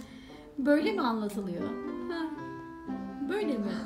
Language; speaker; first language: Turkish; native; Turkish